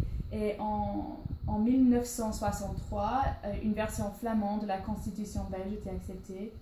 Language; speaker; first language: French; non-native, learner; English